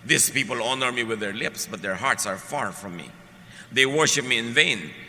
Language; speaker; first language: English; non-native, local second language; Filipino